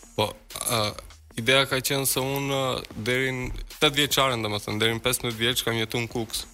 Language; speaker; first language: Albanian; native; Albanian